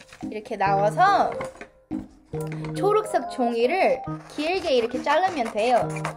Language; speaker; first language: Korean; early bilingual, heritage; Korean